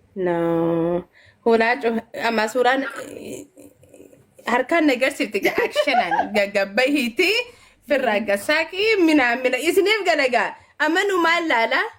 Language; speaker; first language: Oromo; early bilingual, heritage; Oromo